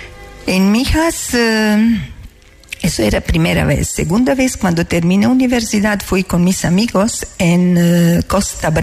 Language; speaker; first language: Spanish; non-native, learner; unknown